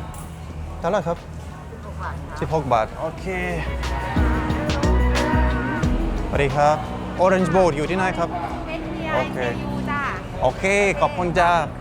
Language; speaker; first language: Thai; non-native, learner; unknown